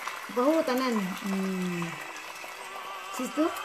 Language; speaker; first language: German; non-native, learner; Cebuano